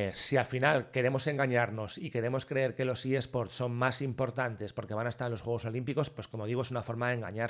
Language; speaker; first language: Spanish; native; Spanish